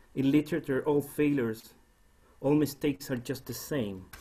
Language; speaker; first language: English; non-native, fluent; Spanish